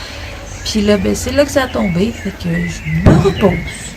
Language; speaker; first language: French; native; French